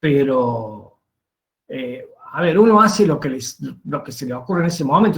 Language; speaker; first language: Spanish; native; Spanish